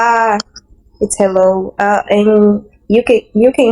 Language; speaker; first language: English; non-native, learner; Portuguese